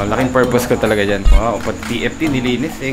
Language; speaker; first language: Filipino; native; Filipino